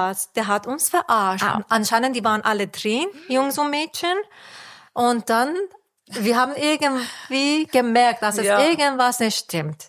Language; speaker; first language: German; non-native, fluent; Persian